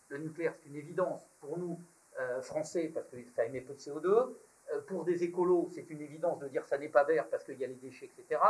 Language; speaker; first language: French; native; French